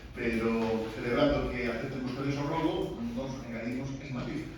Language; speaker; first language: Spanish; non-native, local second language; Galician